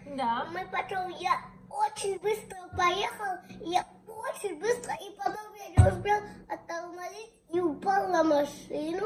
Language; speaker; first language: Russian; early bilingual, heritage; Russian